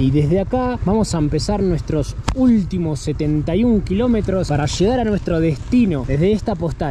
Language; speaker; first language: Spanish; native; Spanish